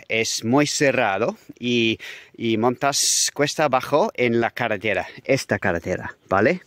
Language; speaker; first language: Spanish; non-native, learner; English